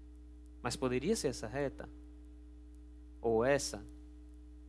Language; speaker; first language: Portuguese; native; Portuguese